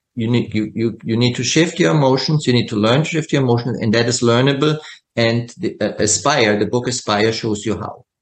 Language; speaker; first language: English; non-native, fluent; German